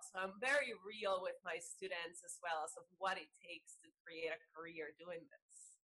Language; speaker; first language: English; non-native, fluent; Spanish